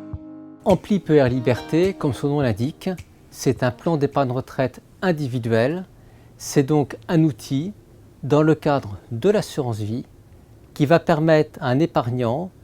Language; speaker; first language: French; native; French